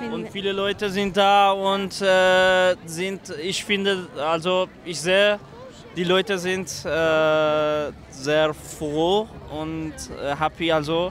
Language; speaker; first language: German; non-native, learner; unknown